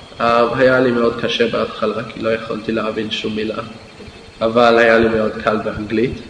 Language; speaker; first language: Hebrew; non-native, fluent; English